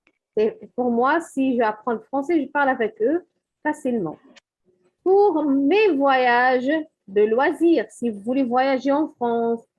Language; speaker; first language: French; non-native, fluent; Arabic